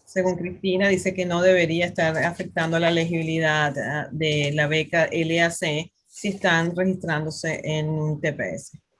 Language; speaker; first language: Spanish; native; Spanish